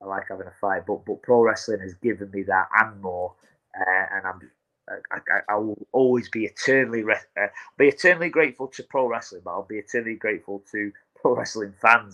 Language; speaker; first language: English; native; English